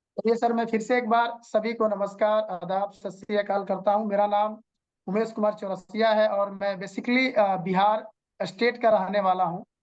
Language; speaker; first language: Hindi; non-native, local second language; Bhojpuri